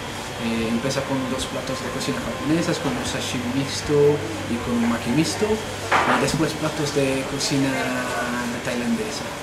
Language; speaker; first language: Spanish; non-native, fluent; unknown